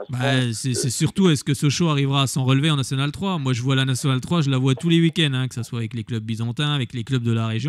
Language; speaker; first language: French; native; French